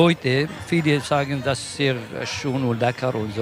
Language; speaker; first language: German; non-native, learner; Kurdish